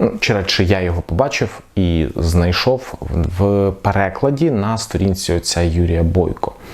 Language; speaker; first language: Ukrainian; non-native, local second language; Russian